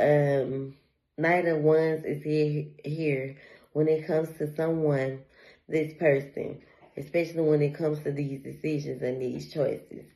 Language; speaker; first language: English; native; English